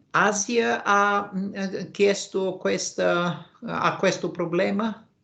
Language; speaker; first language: Italian; non-native, fluent; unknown